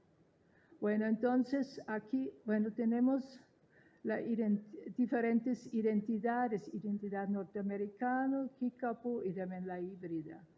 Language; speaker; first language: Spanish; non-native, fluent; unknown